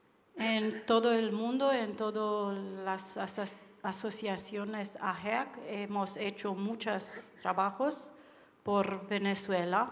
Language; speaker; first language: Spanish; non-native, learner; Romanian